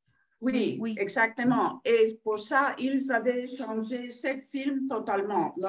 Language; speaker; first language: French; non-native, fluent; Spanish